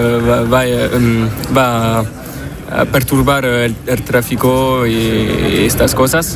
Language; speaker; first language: Spanish; non-native, learner; French